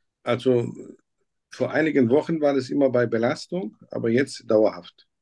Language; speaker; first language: German; non-native, fluent; Turkish